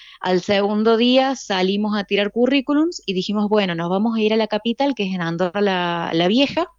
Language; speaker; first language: Spanish; native; Spanish